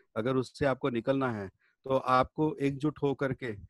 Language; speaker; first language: Hindi; native; Hindi